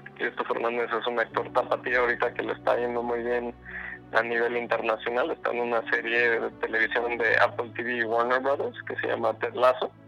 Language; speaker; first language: Spanish; native; Spanish